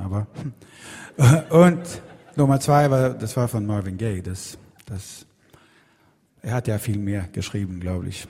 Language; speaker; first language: German; non-native, fluent; Swedish